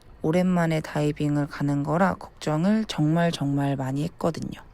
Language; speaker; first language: Korean; native; Korean